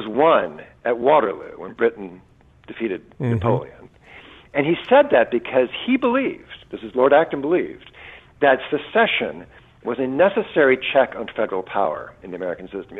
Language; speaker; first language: English; native; English